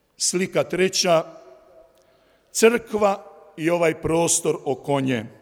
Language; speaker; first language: Croatian; native; Croatian